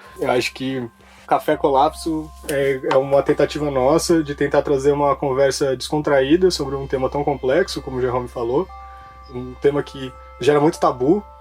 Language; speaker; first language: Portuguese; native; Portuguese